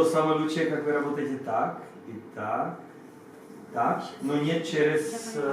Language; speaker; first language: Russian; non-native, learner; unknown